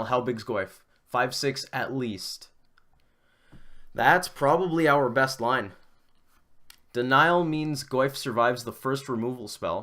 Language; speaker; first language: English; native; English